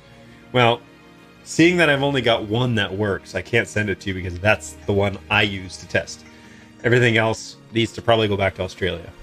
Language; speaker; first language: English; native; English